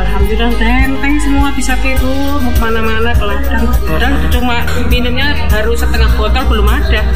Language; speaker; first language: Indonesian; non-native, local second language; Javanese